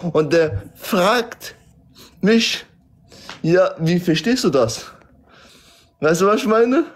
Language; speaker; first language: German; early bilingual, other home language; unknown